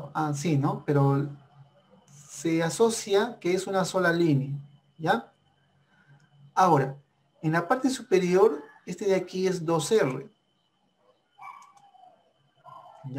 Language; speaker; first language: Spanish; native; Spanish